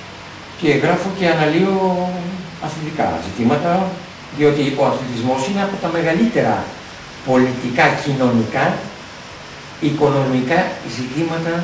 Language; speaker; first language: Greek; native; Greek